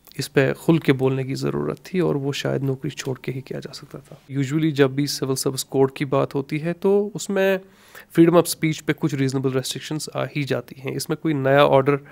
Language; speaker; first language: Urdu; non-native, local second language; Kashmiri